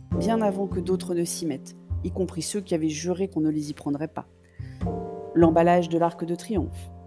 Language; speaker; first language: French; native; French